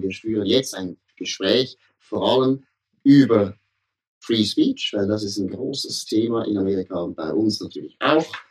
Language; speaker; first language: German; native; German